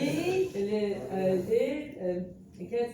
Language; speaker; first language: French; non-native, learner; Turkish